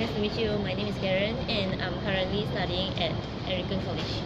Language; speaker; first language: English; non-native, local second language; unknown